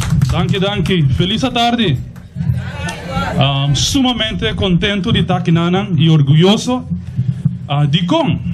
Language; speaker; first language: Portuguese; non-native, learner; Papiamento